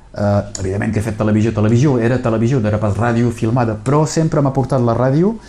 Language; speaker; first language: Catalan; non-native, local second language; French